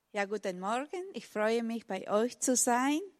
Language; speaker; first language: German; non-native, learner; Spanish